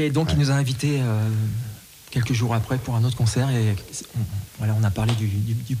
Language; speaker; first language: French; native; French